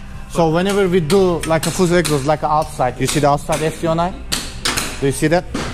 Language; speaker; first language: English; non-native, learner; Turkish